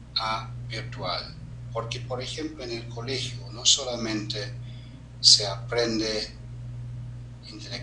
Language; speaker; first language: Spanish; non-native, fluent; German